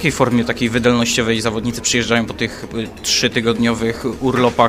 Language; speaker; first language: Polish; native; Polish